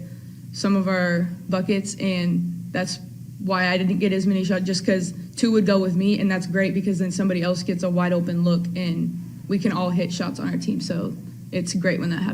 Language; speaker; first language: English; native; English